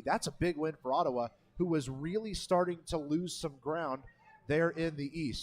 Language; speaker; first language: English; native; English